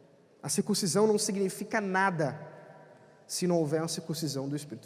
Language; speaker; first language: Portuguese; native; Portuguese